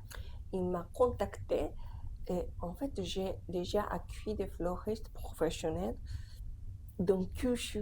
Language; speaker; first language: French; non-native, fluent; Japanese